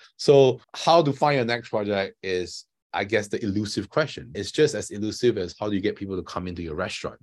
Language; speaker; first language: English; non-native, local second language; Chinese